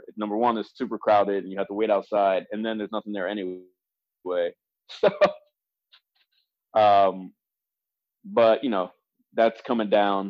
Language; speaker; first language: English; native; English